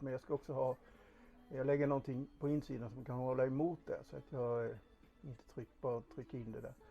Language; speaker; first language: Swedish; native; Swedish